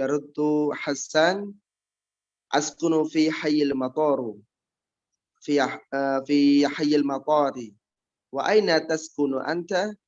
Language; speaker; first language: Arabic; non-native, fluent; Indonesian